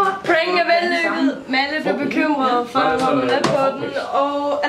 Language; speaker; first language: Danish; native; Danish